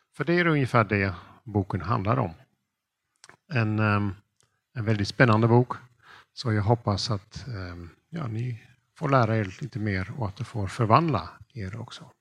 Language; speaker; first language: Swedish; non-native, fluent; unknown